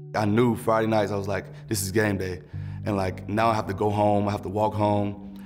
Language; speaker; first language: English; native; English